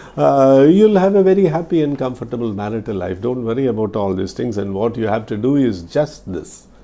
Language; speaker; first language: English; non-native, local second language; Malayalam